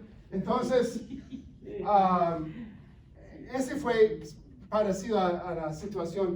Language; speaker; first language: Spanish; non-native, fluent; English